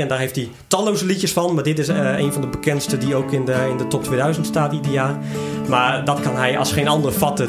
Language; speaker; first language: Dutch; native; Dutch